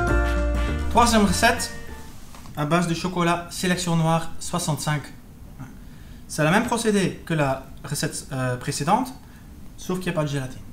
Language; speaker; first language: French; native; French